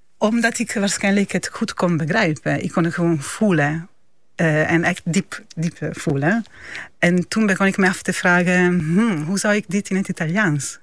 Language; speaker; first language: Dutch; non-native, fluent; Italian